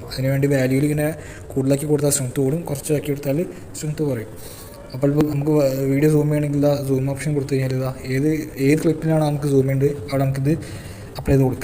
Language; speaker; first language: Malayalam; native; Malayalam